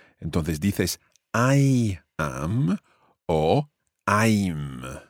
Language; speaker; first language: English; native; English